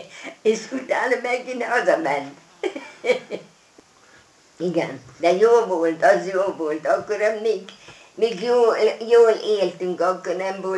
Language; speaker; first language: Hungarian; non-native, local second language; German